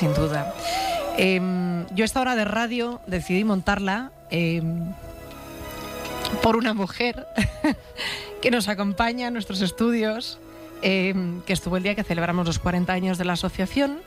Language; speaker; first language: Spanish; native; Spanish